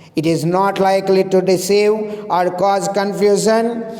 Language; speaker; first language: English; non-native, local second language; Telugu